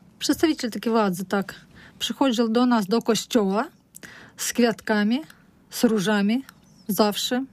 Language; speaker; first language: Polish; non-native, learner; Russian